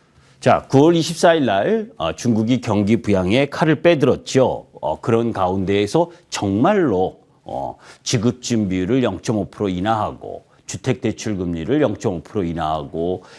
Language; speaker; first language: Korean; native; Korean